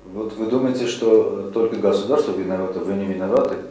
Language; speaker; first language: Russian; native; Russian